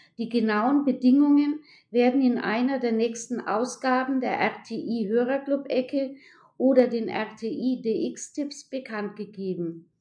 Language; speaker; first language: German; native; German